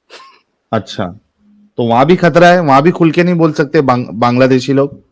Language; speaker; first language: Hindi; native; Hindi